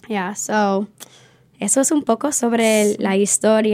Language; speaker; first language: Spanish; early bilingual, heritage; Spanish